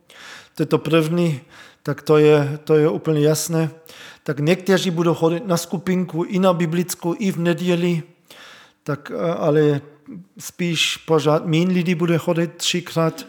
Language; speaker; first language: Czech; non-native, fluent; German